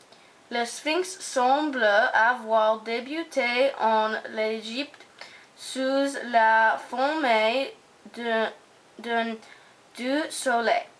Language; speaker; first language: French; non-native, learner; English